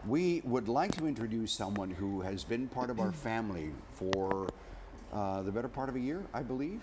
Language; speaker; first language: English; early bilingual, other home language; Spanish